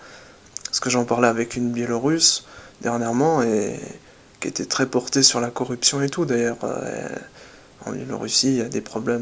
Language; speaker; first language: French; native; French